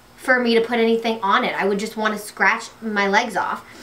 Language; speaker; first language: English; native; English